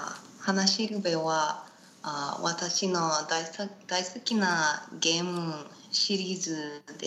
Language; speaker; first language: Japanese; non-native, learner; Spanish